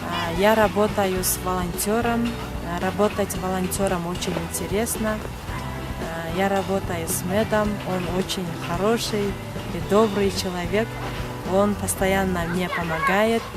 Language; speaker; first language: Russian; non-native, local second language; Kyrgyz